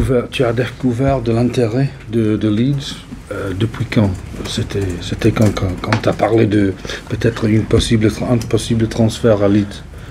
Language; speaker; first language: French; non-native, fluent; English